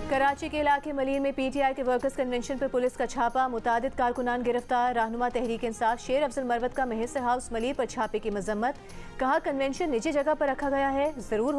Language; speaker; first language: Urdu; native; Urdu